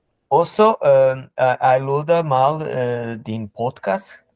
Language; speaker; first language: Danish; non-native, learner; Portuguese